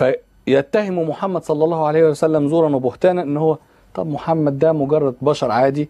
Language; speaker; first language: Arabic; native; Arabic